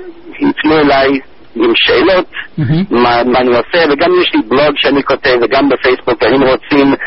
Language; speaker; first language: Hebrew; non-native, fluent; English